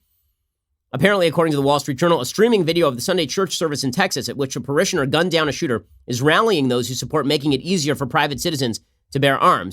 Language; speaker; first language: English; native; English